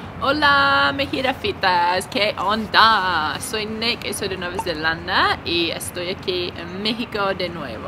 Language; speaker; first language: Spanish; non-native, learner; English